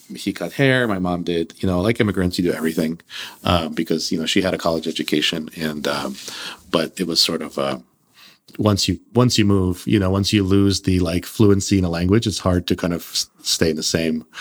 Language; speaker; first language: English; early bilingual, other home language; Russian